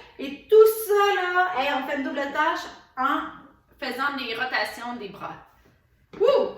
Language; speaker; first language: French; native; French